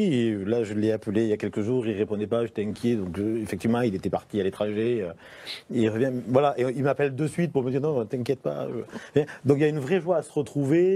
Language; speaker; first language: French; native; French